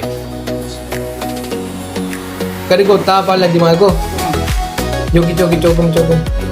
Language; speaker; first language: Korean; non-native, learner; Sinhala